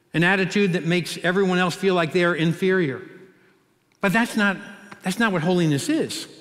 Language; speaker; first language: English; native; English